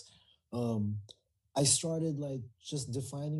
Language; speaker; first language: English; early bilingual, other home language; Filipino